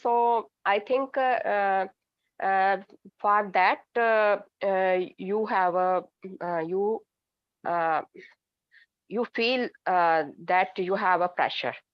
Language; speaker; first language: English; non-native, learner; Hindi